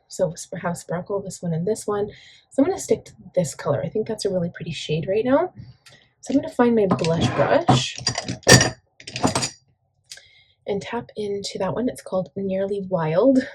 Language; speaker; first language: English; native; English